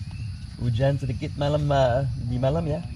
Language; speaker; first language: Indonesian; non-native, learner; English